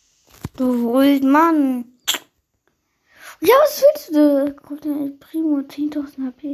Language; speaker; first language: German; native; German